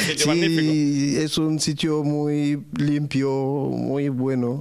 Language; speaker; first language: Spanish; non-native, learner; French